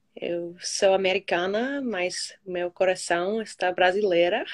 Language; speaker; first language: Portuguese; non-native, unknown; English